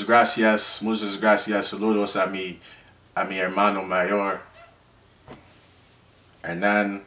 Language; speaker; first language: Spanish; non-native, learner; English